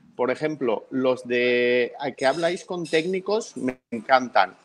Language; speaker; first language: Spanish; native; Spanish